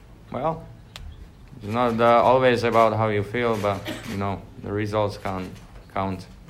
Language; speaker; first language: English; non-native, fluent; Slovak